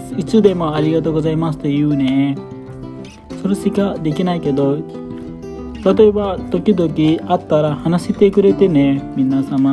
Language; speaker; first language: Japanese; non-native, learner; Nepali